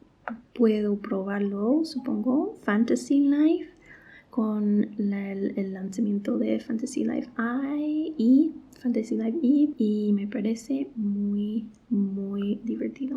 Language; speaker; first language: Spanish; non-native, fluent; English